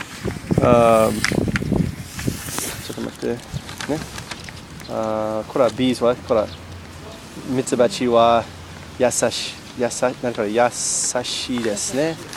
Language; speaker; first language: Japanese; non-native, learner; English